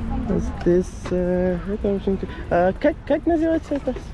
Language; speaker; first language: Russian; non-native, learner; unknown